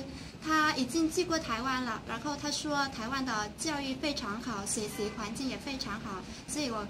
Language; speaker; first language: Chinese; non-native, learner; Vietnamese